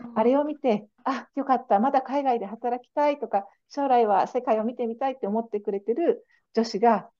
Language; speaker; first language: Japanese; native; Japanese